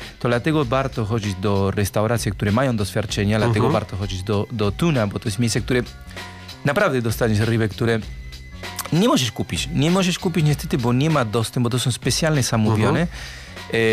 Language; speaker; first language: Polish; non-native, learner; Spanish